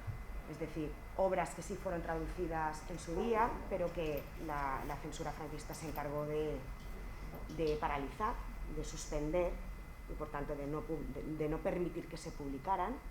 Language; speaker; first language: Spanish; native; Spanish